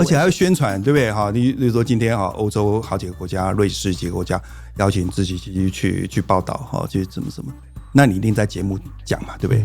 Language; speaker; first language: Chinese; native; Chinese